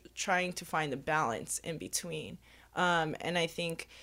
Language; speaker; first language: English; early bilingual, other home language; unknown